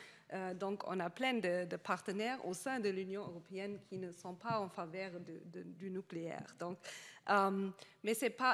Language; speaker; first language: French; non-native, fluent; German